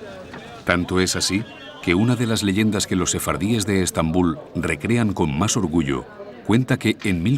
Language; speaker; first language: Spanish; native; Spanish